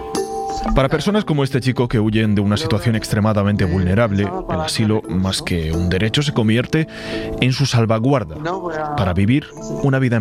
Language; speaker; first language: Spanish; native; Spanish